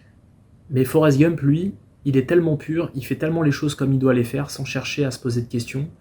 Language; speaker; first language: French; native; French